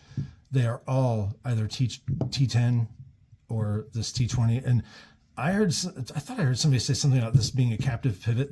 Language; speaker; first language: English; native; English